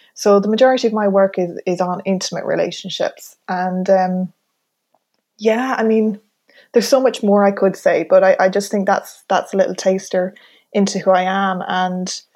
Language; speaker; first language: English; native; English